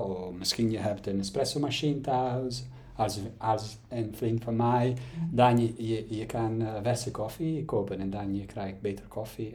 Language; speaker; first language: Dutch; non-native, learner; Italian